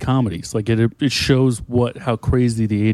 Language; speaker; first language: English; native; English